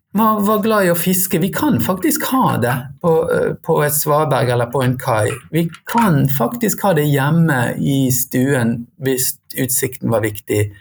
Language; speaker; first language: Norwegian; native; Norwegian